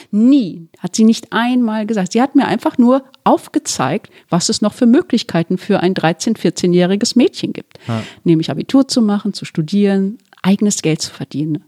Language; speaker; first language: German; early bilingual, other home language; Turkish